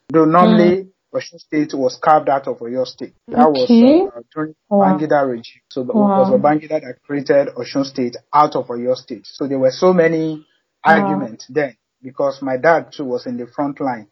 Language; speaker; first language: English; non-native, local second language; Yoruba